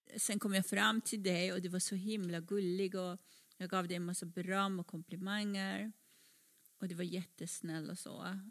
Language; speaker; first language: Swedish; non-native, fluent; Persian